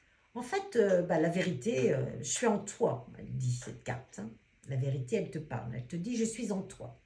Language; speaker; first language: French; native; French